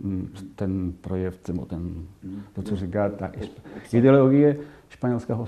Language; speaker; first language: Czech; non-native, fluent; Catalan